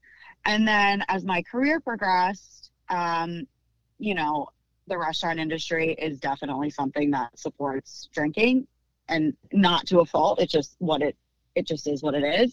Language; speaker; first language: English; native; English